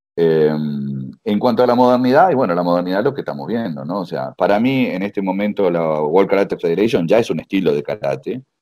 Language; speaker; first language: Spanish; native; Spanish